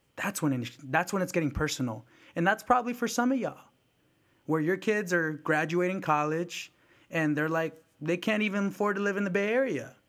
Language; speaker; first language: English; early bilingual, other home language; Spanish